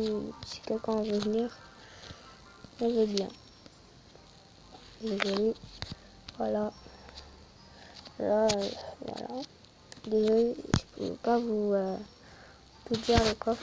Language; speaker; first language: French; native; French